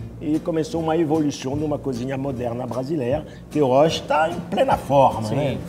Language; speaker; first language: Portuguese; non-native, fluent; French